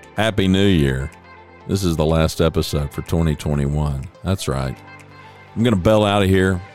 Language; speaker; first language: English; native; English